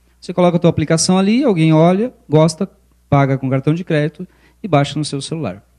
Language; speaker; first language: Portuguese; early bilingual, other home language; Spanish